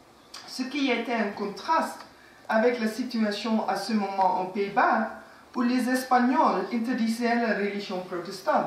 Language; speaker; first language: French; non-native, fluent; Dutch